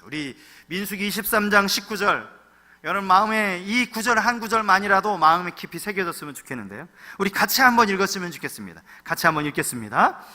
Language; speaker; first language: Korean; native; Korean